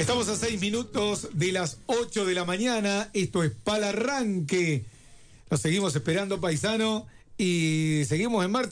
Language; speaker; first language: Spanish; native; Spanish